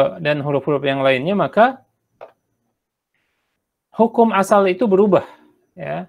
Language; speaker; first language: Indonesian; native; Indonesian